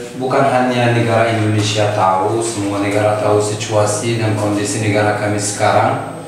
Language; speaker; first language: Indonesian; non-native, fluent; Persian